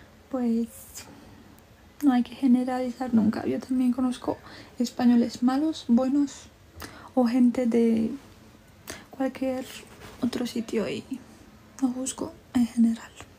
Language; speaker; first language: Spanish; non-native, fluent; Romanian